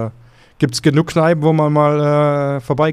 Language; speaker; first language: German; native; German